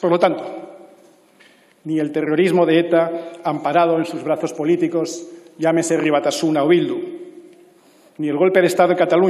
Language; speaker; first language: Spanish; native; Spanish